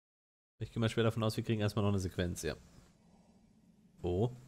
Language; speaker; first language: German; native; German